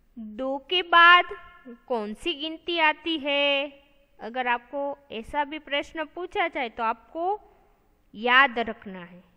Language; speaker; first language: Hindi; non-native, local second language; Gujarati